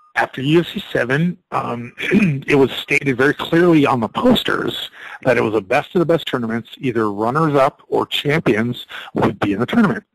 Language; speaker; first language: English; native; English